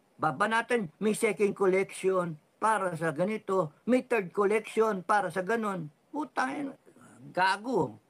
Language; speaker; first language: Filipino; non-native, local second language; Cebuano